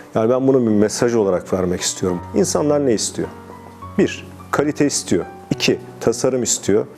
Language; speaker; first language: Turkish; native; Turkish